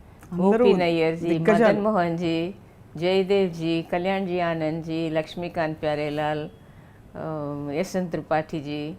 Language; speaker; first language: Telugu; non-native, local second language; Tamil